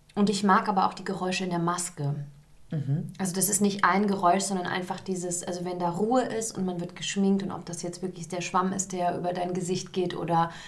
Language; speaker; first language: German; native; German